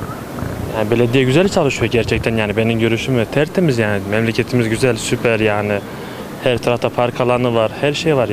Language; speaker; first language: Turkish; early bilingual, heritage; Turkish